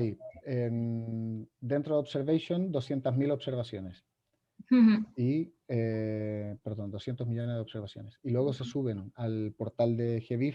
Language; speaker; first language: Spanish; native; Spanish